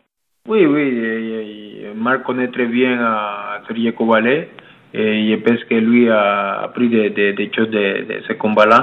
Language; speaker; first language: French; non-native, learner; Spanish